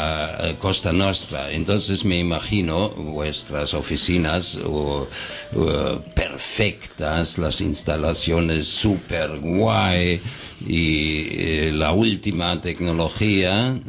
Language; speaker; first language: Spanish; non-native, fluent; German